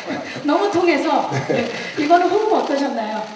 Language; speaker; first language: Korean; native; Korean